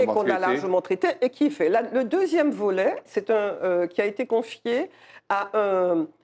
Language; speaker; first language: French; native; French